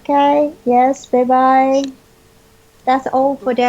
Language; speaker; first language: English; non-native, fluent; Vietnamese